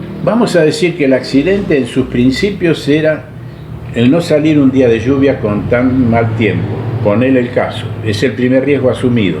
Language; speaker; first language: Spanish; native; Spanish